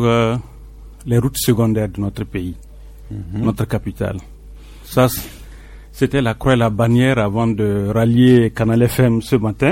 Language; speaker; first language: French; non-native, local second language; Ewe